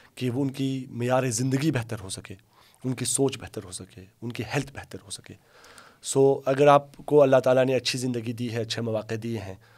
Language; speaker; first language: Urdu; non-native, local second language; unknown